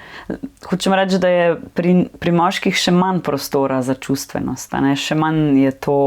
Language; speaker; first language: Slovenian; native; Slovenian